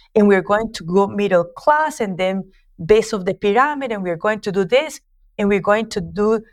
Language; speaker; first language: English; non-native, fluent; Spanish